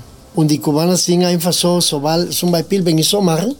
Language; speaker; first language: German; non-native, fluent; Spanish